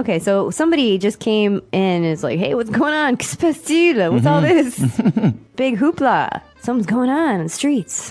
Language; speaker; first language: English; native; English